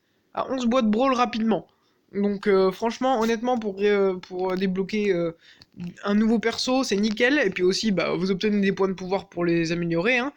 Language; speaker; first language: French; native; French